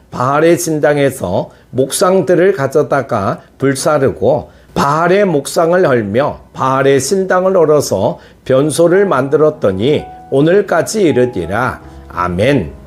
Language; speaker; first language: Korean; native; Korean